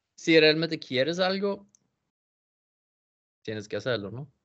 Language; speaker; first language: Spanish; non-native, learner; Swedish